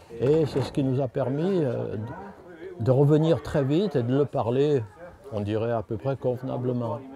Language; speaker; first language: French; native; French